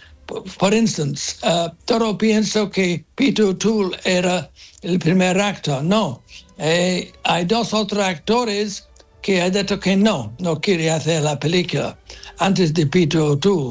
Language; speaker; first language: Spanish; non-native, learner; English